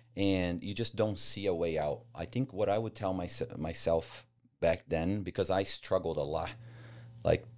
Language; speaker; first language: English; non-native, fluent; Portuguese